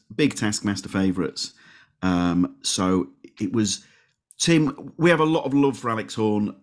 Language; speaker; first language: English; native; English